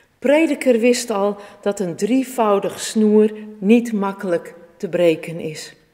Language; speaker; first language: Dutch; native; Dutch